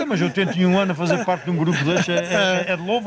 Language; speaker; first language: Portuguese; native; Portuguese